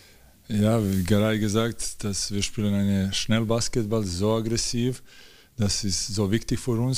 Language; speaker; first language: German; non-native, learner; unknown